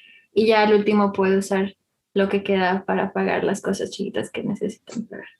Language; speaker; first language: Spanish; early bilingual, heritage; Spanish